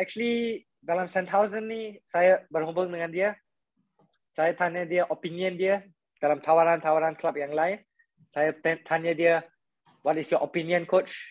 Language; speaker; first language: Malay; non-native, local second language; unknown